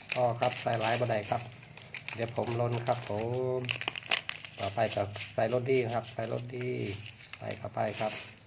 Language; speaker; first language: Thai; native; Thai